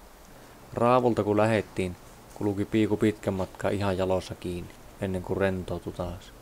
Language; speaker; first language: Finnish; native; Finnish